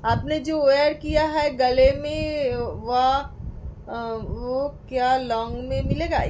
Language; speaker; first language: Hindi; non-native, local second language; Bangla